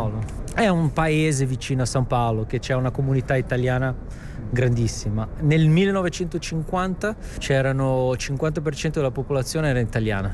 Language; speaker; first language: Italian; native; Italian